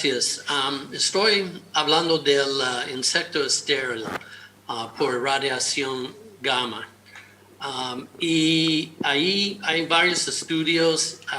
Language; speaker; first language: Spanish; non-native, fluent; English